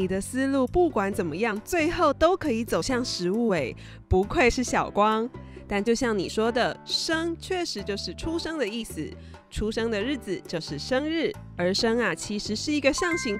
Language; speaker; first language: Chinese; native; Chinese